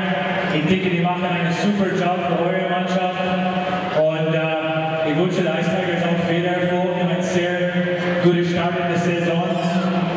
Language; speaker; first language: German; non-native, learner; English